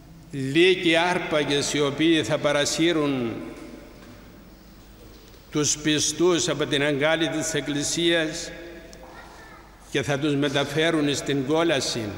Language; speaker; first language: Greek; native; Greek